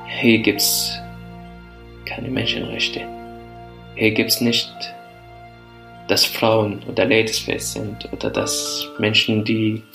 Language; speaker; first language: German; non-native, fluent; Arabic